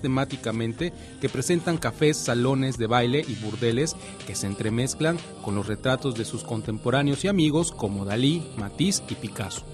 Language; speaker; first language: Spanish; native; Spanish